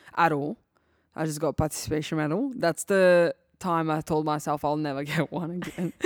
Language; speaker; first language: English; early bilingual, other home language; Serbian